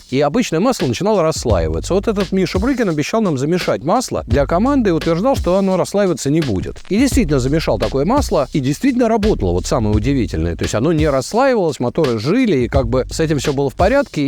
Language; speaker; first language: Russian; native; Russian